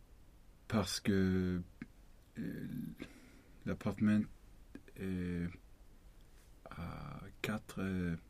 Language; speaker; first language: French; non-native, learner; Swedish